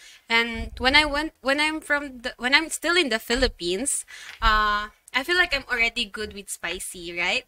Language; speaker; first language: English; non-native, local second language; Filipino